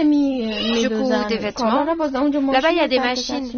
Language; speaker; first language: French; non-native, fluent; Persian